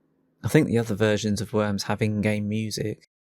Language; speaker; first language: English; native; English